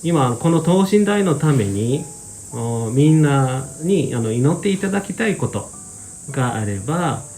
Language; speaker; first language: Japanese; non-native, fluent; Korean